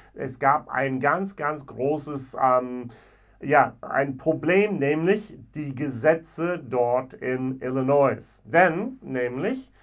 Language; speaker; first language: German; non-native, fluent; English